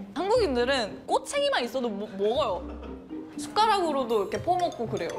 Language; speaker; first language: Korean; native; Korean